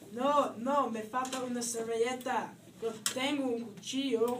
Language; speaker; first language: Spanish; non-native, learner; English